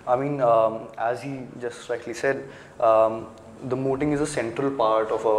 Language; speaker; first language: English; non-native, local second language; Hindi